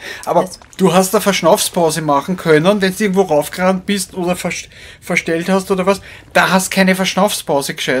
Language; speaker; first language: German; native; German